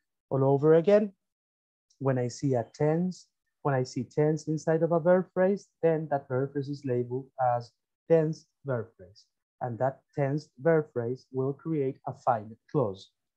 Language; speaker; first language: English; non-native, fluent; Spanish